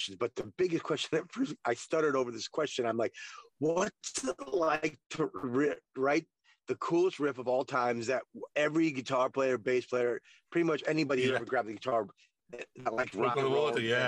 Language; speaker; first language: English; native; English